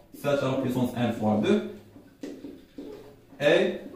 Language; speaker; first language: French; non-native, local second language; Arabic